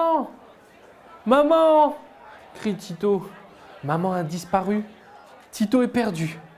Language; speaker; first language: French; native; French